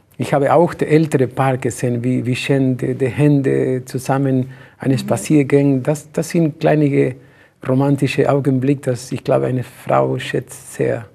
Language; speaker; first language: German; non-native, learner; Spanish